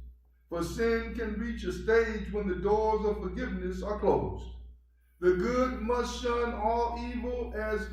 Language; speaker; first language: English; native; English